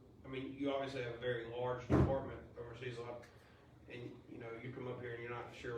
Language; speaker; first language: English; native; English